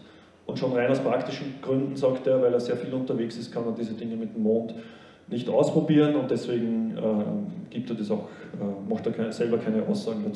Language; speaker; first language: German; native; German